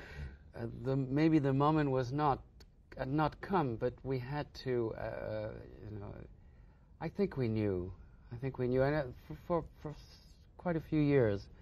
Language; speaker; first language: English; non-native, fluent; French